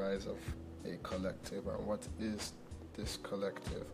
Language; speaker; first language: English; non-native, local second language; Igbo